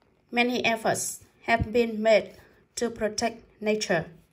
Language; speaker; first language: English; non-native, fluent; Vietnamese